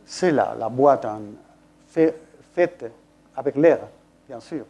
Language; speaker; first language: French; non-native, fluent; Spanish